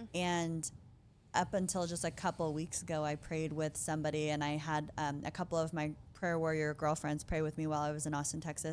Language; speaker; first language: English; native; English